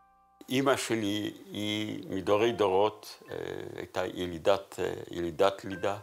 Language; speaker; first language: Hebrew; non-native, fluent; Yiddish